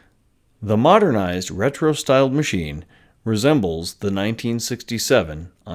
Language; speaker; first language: English; native; English